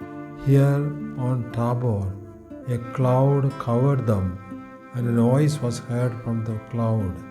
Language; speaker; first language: English; non-native, local second language; Malayalam